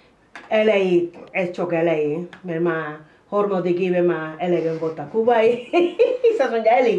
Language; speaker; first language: Hungarian; non-native, learner; Spanish